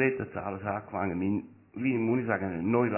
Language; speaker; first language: German; non-native, learner; Italian